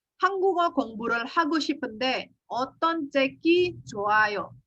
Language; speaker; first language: Korean; non-native, fluent; Indonesian